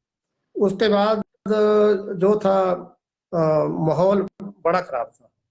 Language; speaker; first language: Hindi; non-native, local second language; Punjabi